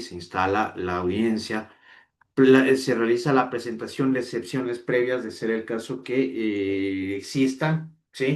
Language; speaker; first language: Spanish; native; Spanish